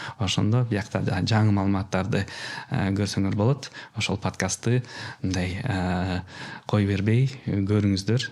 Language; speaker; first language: Kyrgyz; non-native, local second language; Russian